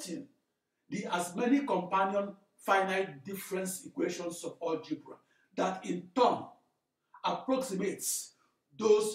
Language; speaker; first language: English; non-native, local second language; Igbo